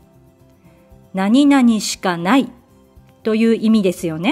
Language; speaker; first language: Japanese; native; Japanese